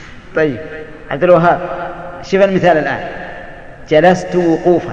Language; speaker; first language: Arabic; native; Arabic